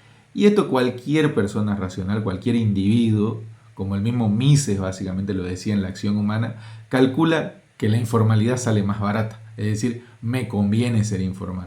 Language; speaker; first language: Spanish; native; Spanish